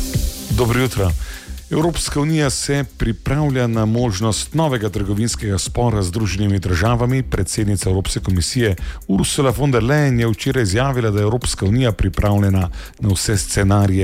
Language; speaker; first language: Slovenian; native; Slovenian